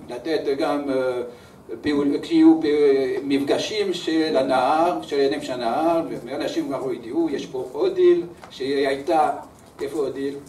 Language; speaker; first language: Hebrew; early bilingual, other home language; French